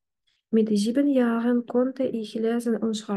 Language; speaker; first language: German; non-native, fluent; Ukrainian